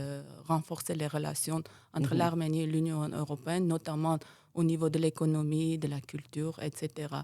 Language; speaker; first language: French; non-native, fluent; Armenian